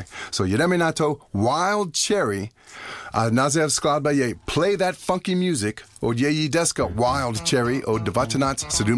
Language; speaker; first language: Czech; non-native, learner; English